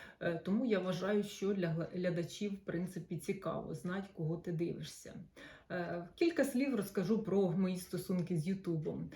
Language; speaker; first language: Ukrainian; non-native, local second language; Russian